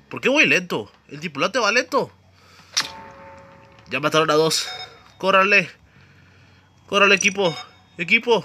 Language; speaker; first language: Spanish; native; Spanish